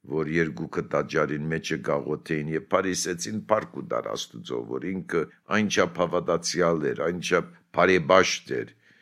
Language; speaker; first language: Armenian; early bilingual, heritage; Armenian